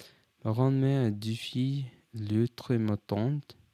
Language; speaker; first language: French; non-native, learner; English